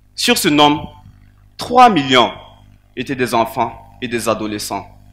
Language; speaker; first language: French; non-native, local second language; Mossi